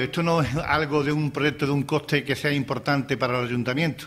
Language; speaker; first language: Spanish; native; Spanish